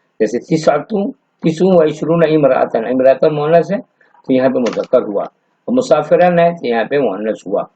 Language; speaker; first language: Urdu; native; Urdu